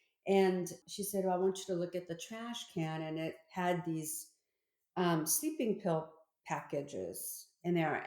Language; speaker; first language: English; early bilingual, other home language; Korean